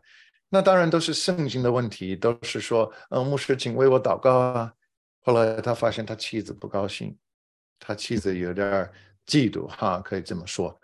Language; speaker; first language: Chinese; non-native, fluent; English